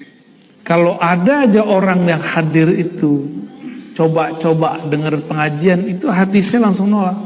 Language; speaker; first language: Indonesian; native; Indonesian